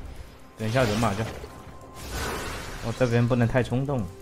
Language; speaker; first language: Chinese; native; Chinese